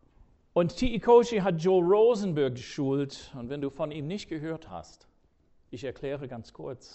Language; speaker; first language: German; non-native, fluent; English